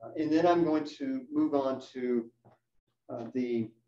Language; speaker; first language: English; native; English